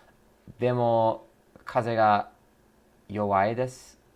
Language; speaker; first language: Japanese; non-native, learner; English